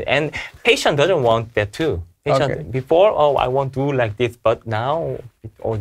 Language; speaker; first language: English; non-native, learner; Korean